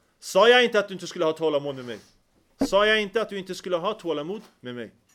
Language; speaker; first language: Swedish; early bilingual, other home language; Arabic